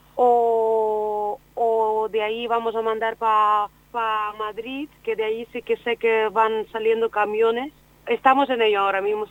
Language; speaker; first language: Spanish; non-native, fluent; Ukrainian